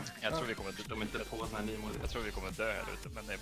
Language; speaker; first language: Swedish; native; Swedish